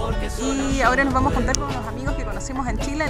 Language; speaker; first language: Spanish; native; Spanish